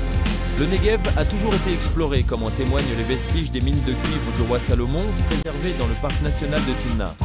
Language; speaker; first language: French; native; French